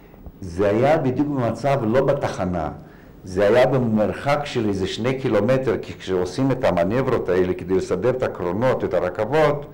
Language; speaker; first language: Hebrew; non-native, fluent; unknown